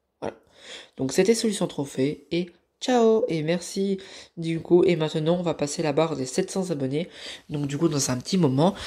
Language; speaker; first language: French; native; French